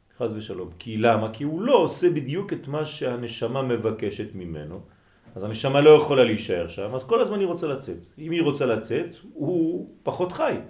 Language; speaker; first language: Hebrew; non-native, fluent; French